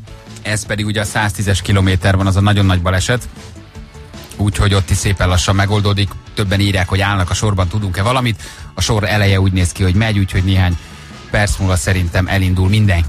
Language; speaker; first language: Hungarian; native; Hungarian